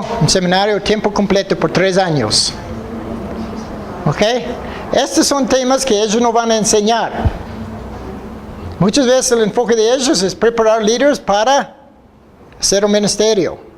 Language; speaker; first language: Spanish; non-native, fluent; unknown